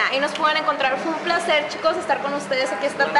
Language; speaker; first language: Spanish; native; Spanish